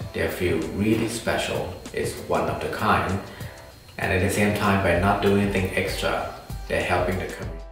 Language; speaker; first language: English; non-native, fluent; Thai